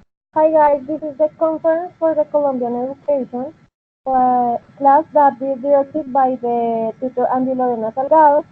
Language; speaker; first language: English; non-native, learner; Spanish